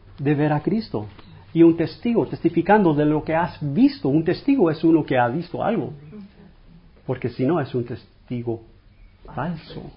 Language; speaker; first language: Spanish; non-native, fluent; English